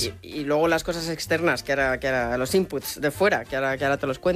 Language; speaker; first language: Spanish; native; Spanish